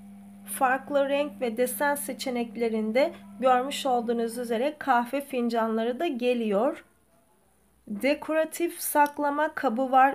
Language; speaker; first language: Turkish; native; Turkish